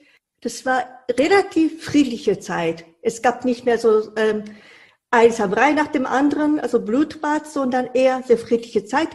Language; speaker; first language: German; non-native, fluent; Japanese